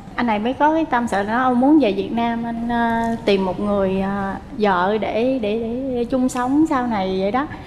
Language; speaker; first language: Vietnamese; native; Vietnamese